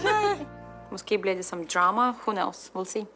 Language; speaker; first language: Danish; early bilingual, heritage; Danish